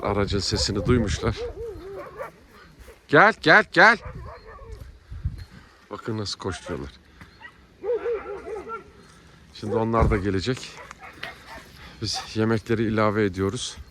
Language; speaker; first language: Turkish; native; Turkish